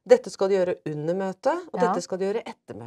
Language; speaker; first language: Norwegian; native; Norwegian